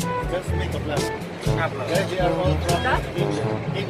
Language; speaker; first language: English; non-native, learner; Filipino